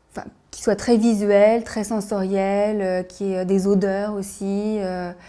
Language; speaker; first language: French; native; French